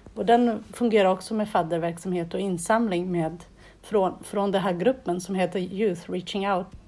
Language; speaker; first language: Swedish; non-native, fluent; Portuguese